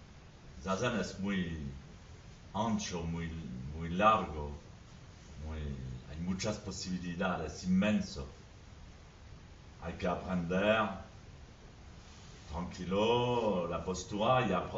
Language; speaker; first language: Spanish; non-native, fluent; French